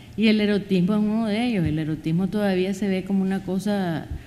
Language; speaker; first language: Spanish; native; Spanish